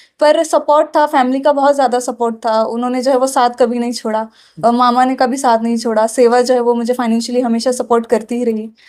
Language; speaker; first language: Hindi; non-native, local second language; Urdu